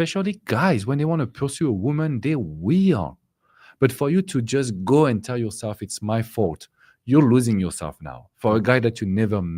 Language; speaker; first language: English; non-native, fluent; French